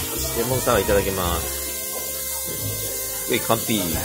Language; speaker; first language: Japanese; native; Japanese